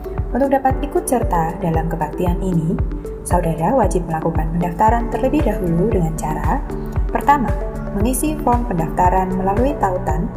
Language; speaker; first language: Indonesian; native; Indonesian